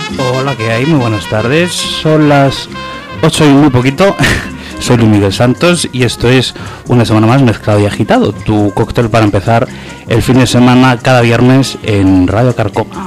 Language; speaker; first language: Spanish; native; Spanish